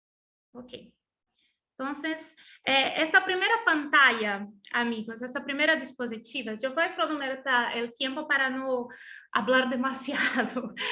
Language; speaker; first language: Spanish; non-native, learner; Portuguese